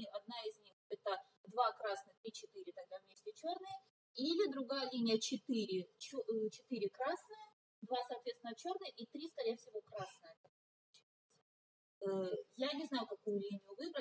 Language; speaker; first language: Russian; native; Russian